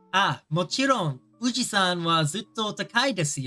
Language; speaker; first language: Japanese; non-native, learner; English